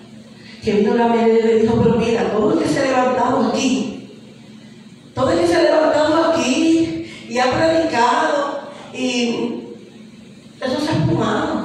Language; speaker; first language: Spanish; native; Spanish